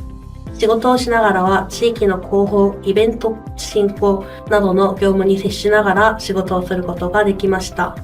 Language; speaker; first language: Japanese; non-native, fluent; Korean